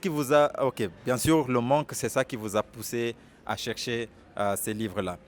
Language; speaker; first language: French; non-native, fluent; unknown